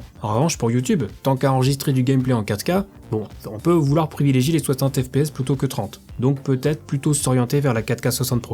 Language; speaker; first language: French; native; French